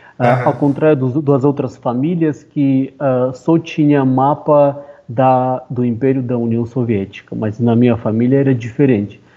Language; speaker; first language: Portuguese; non-native, fluent; Armenian